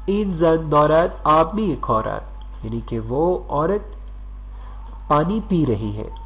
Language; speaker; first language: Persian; non-native, learner; Urdu